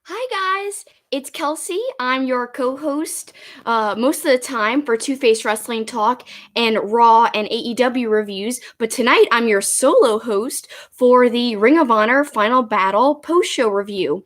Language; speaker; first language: English; native; English